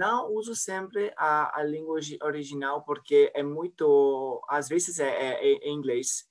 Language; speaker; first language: Portuguese; non-native, fluent; French